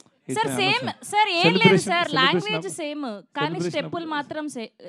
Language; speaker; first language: Telugu; native; Telugu